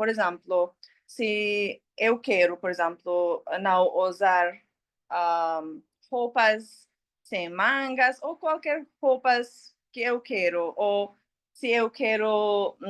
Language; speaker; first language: Portuguese; non-native, learner; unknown